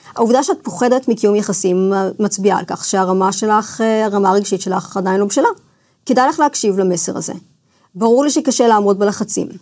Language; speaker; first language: Hebrew; early bilingual, other home language; English